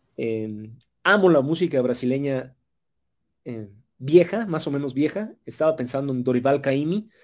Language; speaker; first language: Spanish; native; Spanish